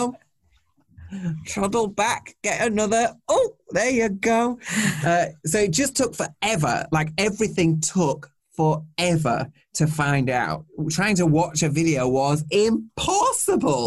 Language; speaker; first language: English; native; English